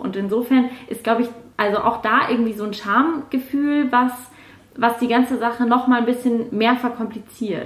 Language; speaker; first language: German; native; German